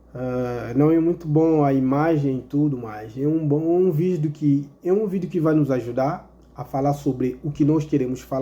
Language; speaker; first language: Portuguese; non-native, fluent; Lingala